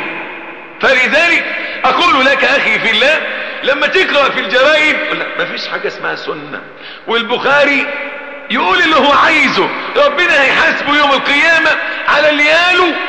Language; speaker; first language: Arabic; native; Arabic